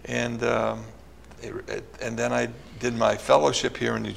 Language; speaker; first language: English; early bilingual, other home language; Italian